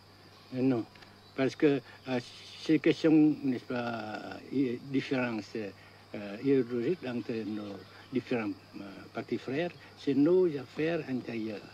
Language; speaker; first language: French; non-native, fluent; Vietnamese